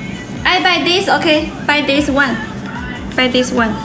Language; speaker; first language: English; non-native, learner; Chinese